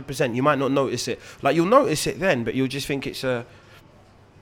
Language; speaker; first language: English; native; English